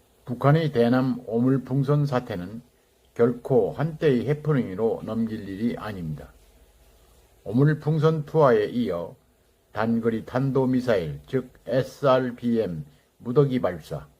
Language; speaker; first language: Korean; native; Korean